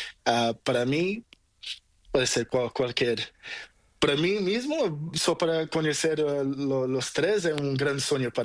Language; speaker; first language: Spanish; non-native, learner; Portuguese